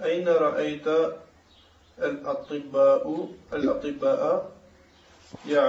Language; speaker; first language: Arabic; non-native, learner; French